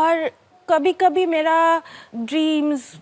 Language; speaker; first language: Hindi; non-native, local second language; Bangla